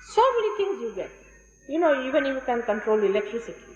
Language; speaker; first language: English; non-native, local second language; Marathi